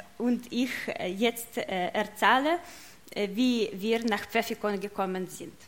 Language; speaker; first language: German; non-native, learner; Russian